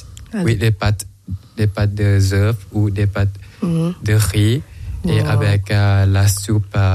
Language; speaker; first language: French; non-native, learner; Thai